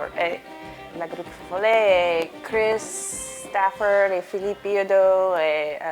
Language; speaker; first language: French; non-native, learner; English